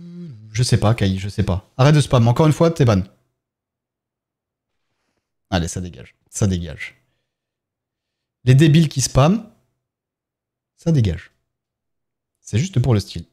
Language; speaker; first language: French; native; French